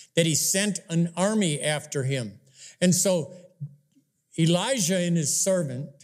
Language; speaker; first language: English; native; English